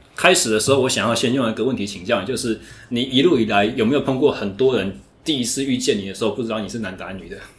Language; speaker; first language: Chinese; native; Chinese